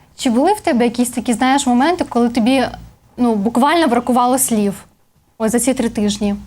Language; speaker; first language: Ukrainian; native; Ukrainian